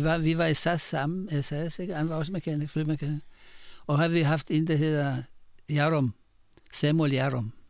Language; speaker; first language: Danish; non-native, fluent; Polish